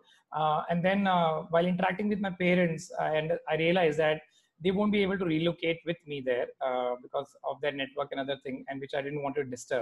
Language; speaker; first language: English; non-native, local second language; Hindi